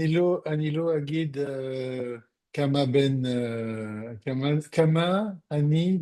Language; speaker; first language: Hebrew; non-native, learner; French